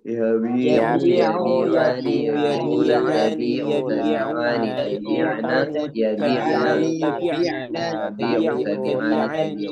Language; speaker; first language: Arabic; non-native, learner; Indonesian